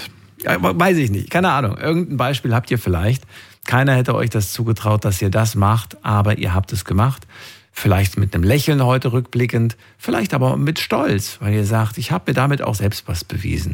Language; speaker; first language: German; native; German